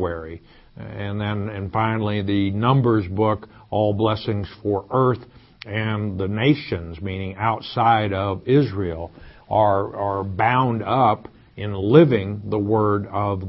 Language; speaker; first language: English; native; English